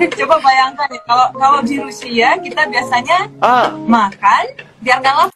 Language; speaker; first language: Indonesian; non-native, fluent; Russian